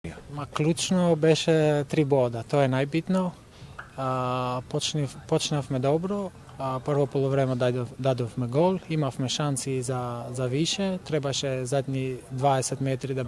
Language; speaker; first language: Macedonian; non-native, local second language; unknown